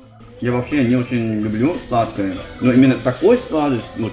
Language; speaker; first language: Russian; native; Russian